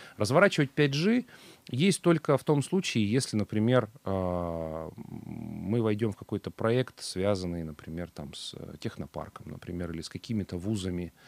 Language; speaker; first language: Russian; native; Russian